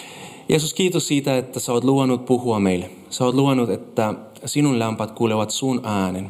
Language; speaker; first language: Finnish; non-native, fluent; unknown